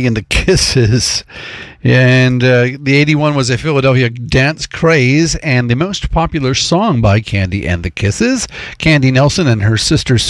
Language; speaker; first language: English; native; English